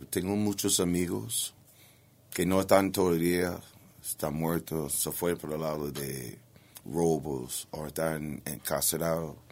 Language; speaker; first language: Spanish; non-native, learner; English